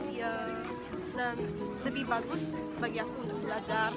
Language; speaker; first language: Indonesian; non-native, learner; Korean